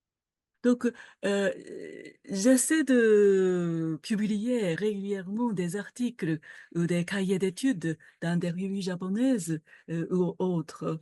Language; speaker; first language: French; non-native, fluent; Japanese